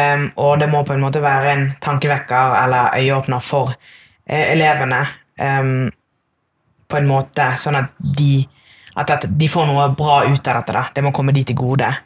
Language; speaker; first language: Norwegian; early bilingual, other home language; Tamil